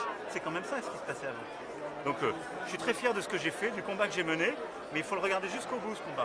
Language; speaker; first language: French; native; French